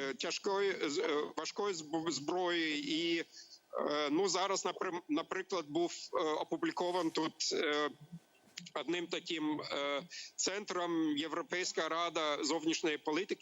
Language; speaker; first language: Ukrainian; non-native, learner; German